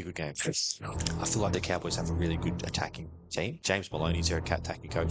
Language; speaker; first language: English; native; English